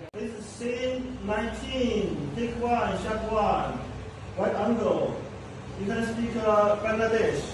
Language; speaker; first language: English; non-native, learner; Bangla